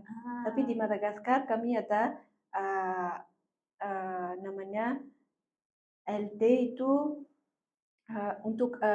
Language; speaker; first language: Indonesian; non-native, fluent; Malagasy